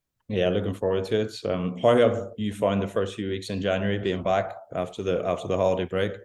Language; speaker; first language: English; native; English